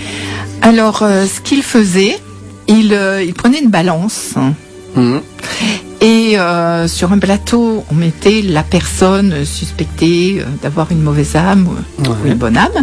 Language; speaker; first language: French; native; French